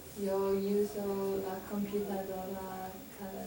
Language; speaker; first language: Spanish; non-native, learner; English